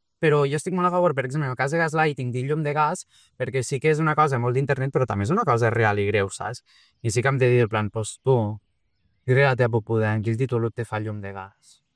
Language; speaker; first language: Catalan; early bilingual, other home language; Portuguese